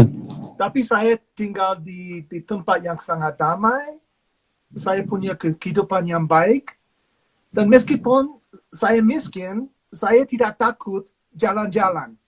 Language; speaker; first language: Indonesian; non-native, fluent; English